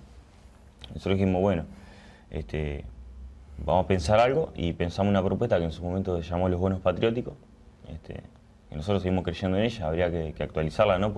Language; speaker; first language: Spanish; native; Spanish